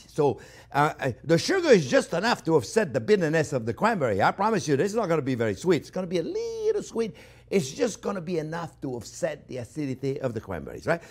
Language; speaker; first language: English; non-native, fluent; French